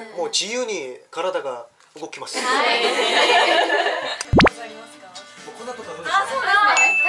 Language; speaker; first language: Japanese; non-native, fluent; Korean